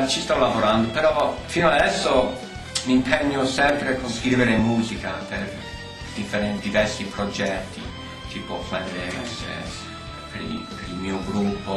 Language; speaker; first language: Italian; early bilingual, heritage; Italian